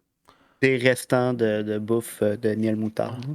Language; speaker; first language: French; native; French